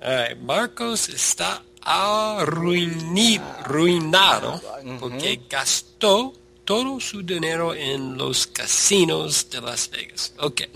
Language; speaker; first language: Spanish; non-native, learner; English